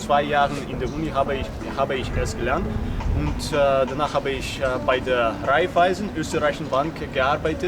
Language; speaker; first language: German; non-native, learner; Ukrainian